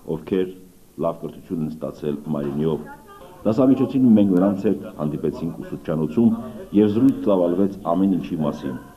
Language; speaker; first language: Armenian; native; Armenian